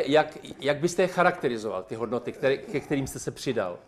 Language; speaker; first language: Czech; native; Czech